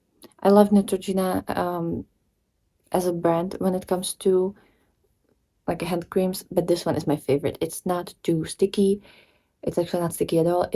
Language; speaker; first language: English; non-native, fluent; Czech